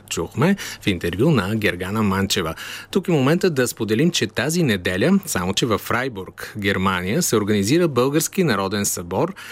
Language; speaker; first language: Bulgarian; native; Bulgarian